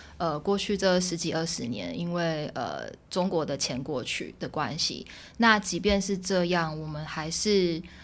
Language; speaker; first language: Chinese; early bilingual, heritage; Chinese